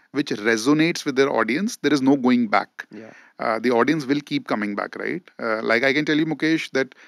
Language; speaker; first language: English; non-native, local second language; Hindi